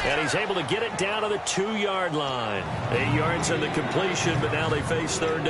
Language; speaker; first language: English; native; English